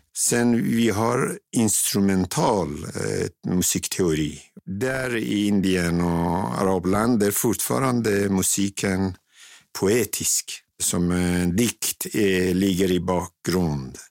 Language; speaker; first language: Swedish; non-native, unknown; Persian